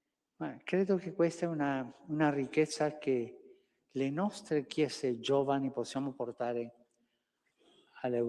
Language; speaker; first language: Italian; non-native, fluent; Spanish